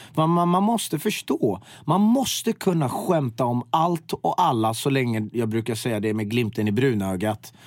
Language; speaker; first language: Swedish; early bilingual, other home language; Persian